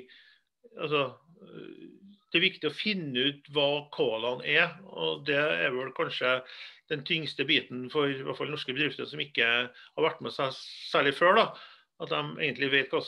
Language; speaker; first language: Norwegian; native; Norwegian